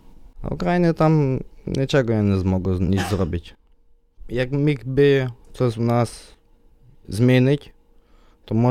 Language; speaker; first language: Polish; non-native, learner; Ukrainian